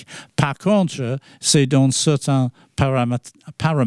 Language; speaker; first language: French; non-native, fluent; English